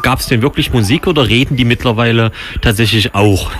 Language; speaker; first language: German; native; German